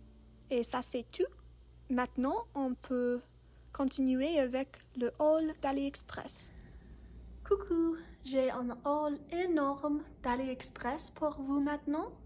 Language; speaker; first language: French; non-native, learner; English